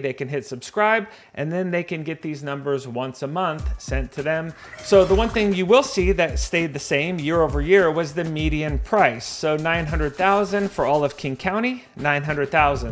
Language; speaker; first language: English; native; English